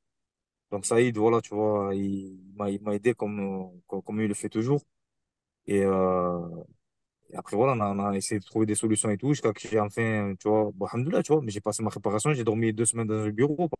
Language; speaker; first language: French; native; French